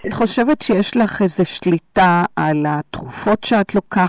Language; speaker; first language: Hebrew; native; Hebrew